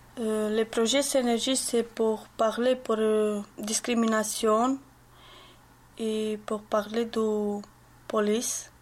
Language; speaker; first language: French; non-native, learner; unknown